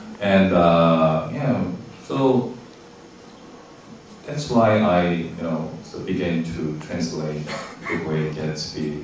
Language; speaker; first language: English; non-native, learner; Korean